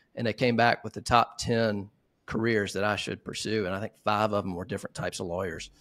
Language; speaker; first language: English; native; English